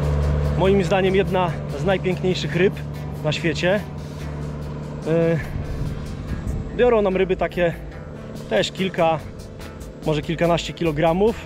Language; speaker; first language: Polish; native; Polish